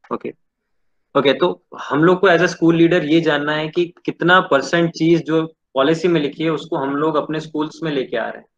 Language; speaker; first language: Hindi; non-native, local second language; Odia